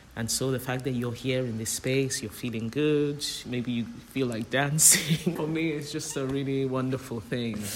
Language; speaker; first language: English; native; English